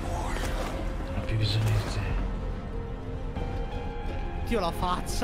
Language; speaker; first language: Italian; native; Italian